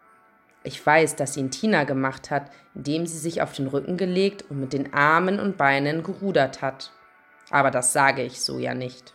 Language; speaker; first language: German; native; German